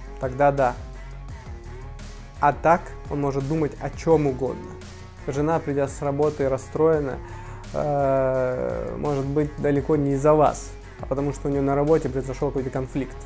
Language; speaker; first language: Russian; native; Russian